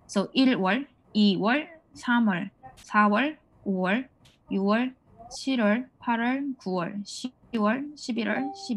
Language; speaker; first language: Korean; non-native, fluent; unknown